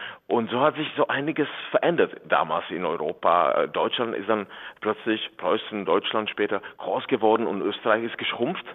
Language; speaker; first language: German; non-native, fluent; Czech